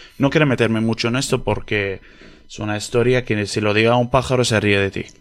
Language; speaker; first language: Spanish; non-native, fluent; Arabic